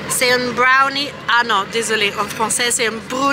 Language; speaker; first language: French; non-native, learner; Turkish